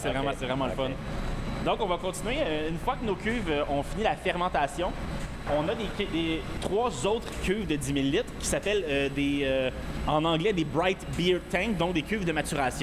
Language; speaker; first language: French; native; French